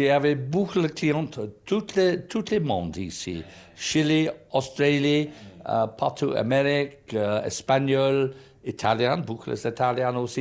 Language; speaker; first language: French; non-native, learner; English